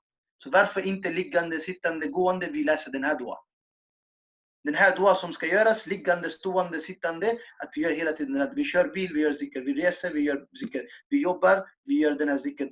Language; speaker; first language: Swedish; non-native, fluent; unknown